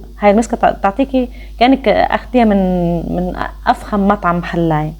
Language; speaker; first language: Arabic; native; Arabic